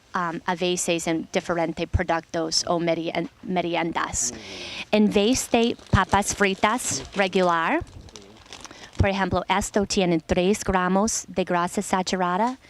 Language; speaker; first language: Spanish; non-native, learner; English